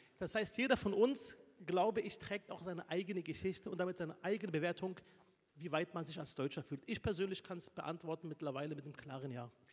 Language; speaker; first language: German; early bilingual, other home language; Arabic